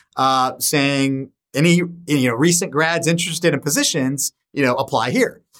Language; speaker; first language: English; native; English